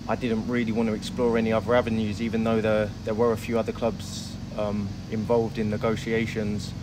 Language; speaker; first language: English; native; English